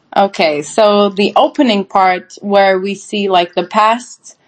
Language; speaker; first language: English; non-native, fluent; Turkish